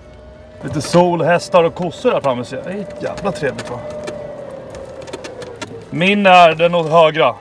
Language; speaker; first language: Swedish; native; Swedish